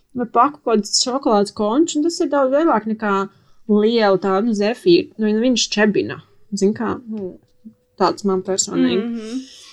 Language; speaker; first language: Latvian; non-native, local second language; Russian